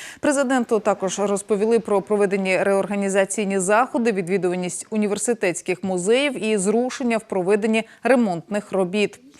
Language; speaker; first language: Ukrainian; native; Ukrainian